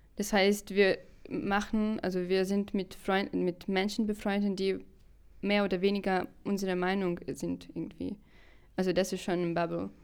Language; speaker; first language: German; non-native, fluent; Russian